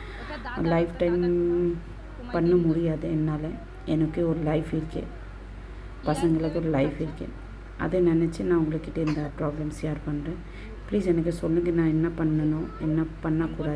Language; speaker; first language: Tamil; non-native, local second language; Bangla